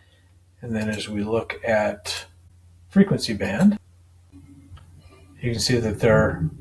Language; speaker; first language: English; native; English